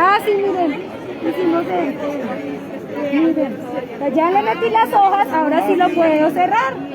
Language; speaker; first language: Spanish; native; Spanish